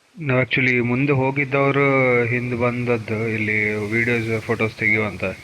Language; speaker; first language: Kannada; non-native, local second language; Tulu